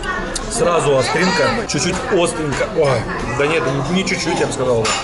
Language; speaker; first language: Russian; native; Russian